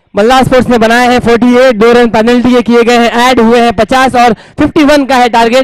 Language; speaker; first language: Hindi; non-native, local second language; Marathi